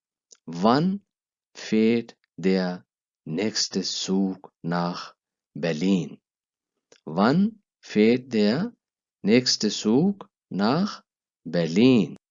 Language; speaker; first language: German; non-native, fluent; Urdu